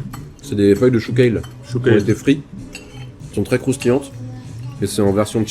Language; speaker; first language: French; native; French